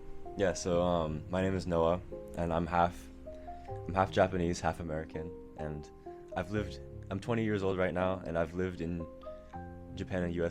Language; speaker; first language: English; early bilingual, other home language; Japanese